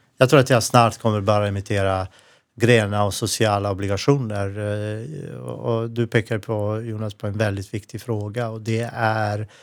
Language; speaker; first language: Swedish; non-native, fluent; Serbian